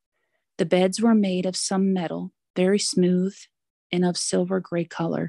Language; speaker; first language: English; native; English